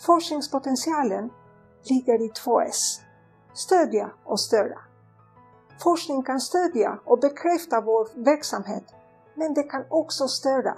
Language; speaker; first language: Swedish; non-native, fluent; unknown